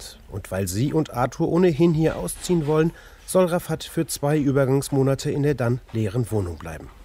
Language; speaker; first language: German; native; German